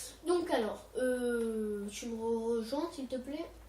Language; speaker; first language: French; native; French